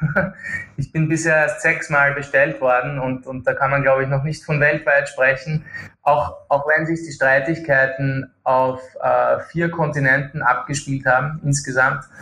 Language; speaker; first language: German; native; German